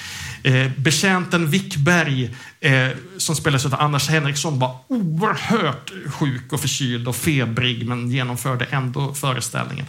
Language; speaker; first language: Swedish; native; Swedish